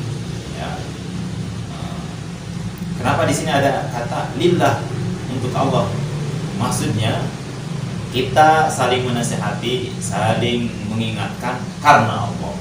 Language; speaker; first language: Indonesian; native; Indonesian